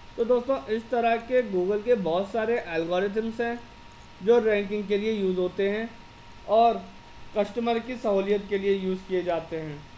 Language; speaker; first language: Hindi; native; Hindi